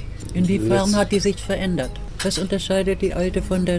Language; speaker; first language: German; native; German